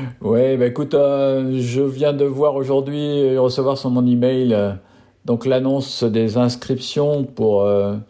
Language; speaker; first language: French; native; French